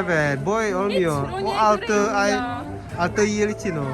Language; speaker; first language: Turkish; non-native, learner; Indonesian